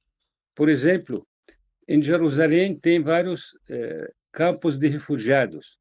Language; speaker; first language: Portuguese; non-native, fluent; Arabic